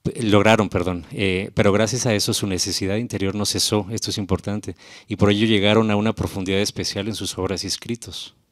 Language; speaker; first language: Spanish; native; Spanish